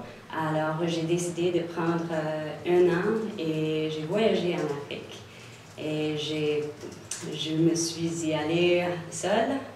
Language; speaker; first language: French; non-native, local second language; English